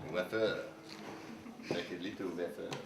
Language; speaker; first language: English; native; English